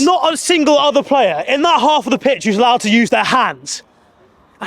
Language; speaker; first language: English; native; English